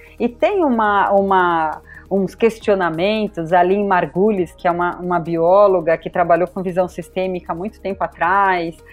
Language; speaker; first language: Portuguese; native; Portuguese